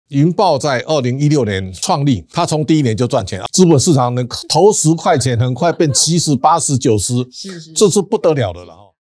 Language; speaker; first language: Chinese; native; Chinese